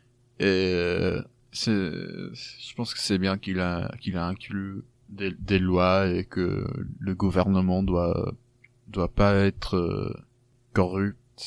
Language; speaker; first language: French; non-native, fluent; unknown